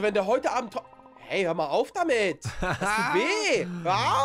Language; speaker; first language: German; native; German